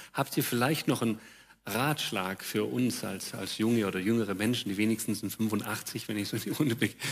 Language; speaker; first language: German; native; German